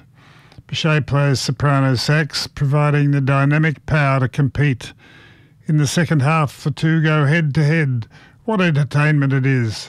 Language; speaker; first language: English; native; English